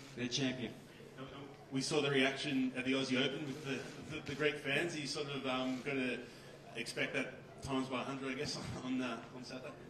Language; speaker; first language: English; native; English